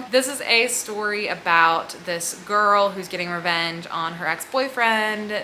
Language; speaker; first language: English; native; English